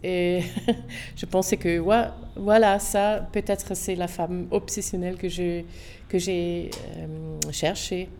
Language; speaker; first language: French; non-native, local second language; German